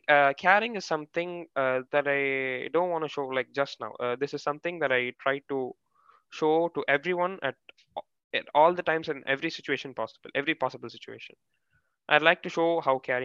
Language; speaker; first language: English; non-native, local second language; Tamil